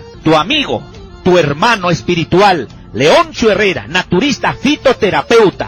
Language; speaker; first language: Spanish; native; Spanish